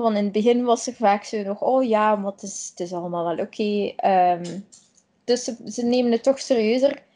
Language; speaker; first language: Dutch; native; Dutch